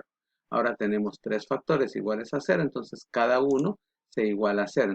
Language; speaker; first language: Spanish; native; Spanish